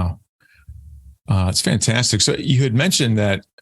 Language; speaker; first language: English; native; English